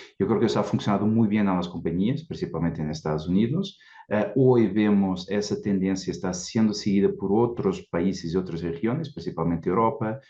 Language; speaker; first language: Spanish; non-native, fluent; Portuguese